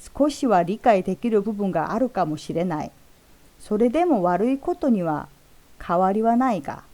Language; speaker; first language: Japanese; non-native, fluent; Korean